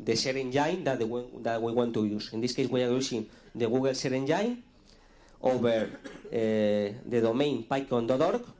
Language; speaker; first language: English; non-native, fluent; Spanish